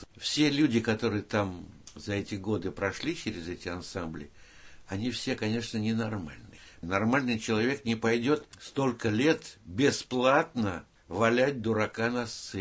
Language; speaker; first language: Russian; native; Russian